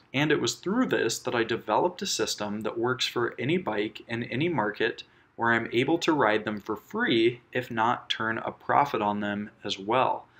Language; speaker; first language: English; native; English